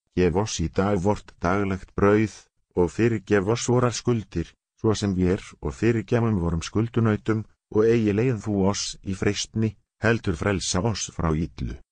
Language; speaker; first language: Icelandic; non-native, learner; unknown